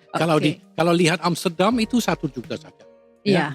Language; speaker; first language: Indonesian; non-native, fluent; Dutch